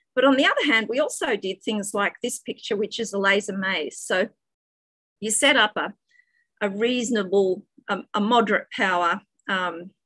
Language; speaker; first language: English; native; English